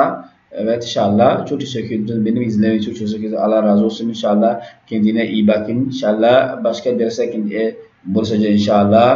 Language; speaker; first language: Turkish; non-native, learner; French